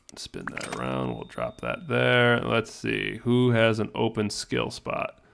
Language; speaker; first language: English; native; English